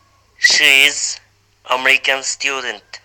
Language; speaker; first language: English; non-native, learner; Uyghur